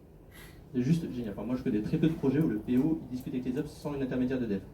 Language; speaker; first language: French; native; French